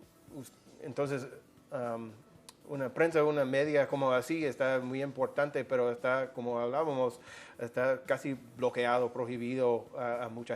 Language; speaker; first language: Spanish; non-native, fluent; English